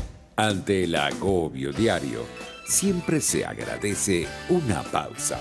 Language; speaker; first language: Spanish; native; Spanish